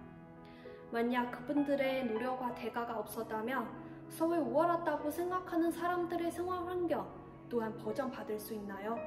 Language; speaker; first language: Korean; non-native, fluent; Chinese